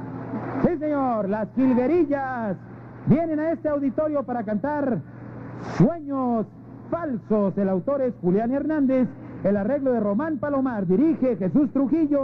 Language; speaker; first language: Spanish; native; Spanish